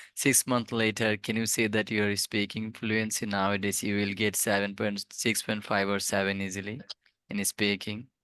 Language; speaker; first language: English; non-native, fluent; Bangla